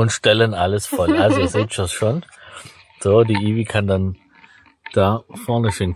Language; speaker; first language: German; native; German